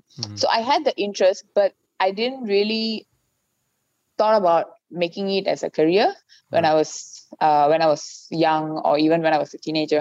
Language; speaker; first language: English; non-native, local second language; Tamil